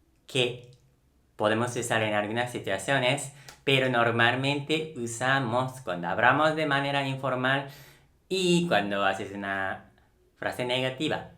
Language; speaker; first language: Spanish; non-native, local second language; Japanese